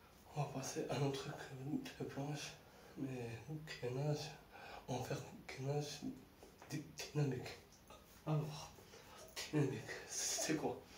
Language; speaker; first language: French; non-native, fluent; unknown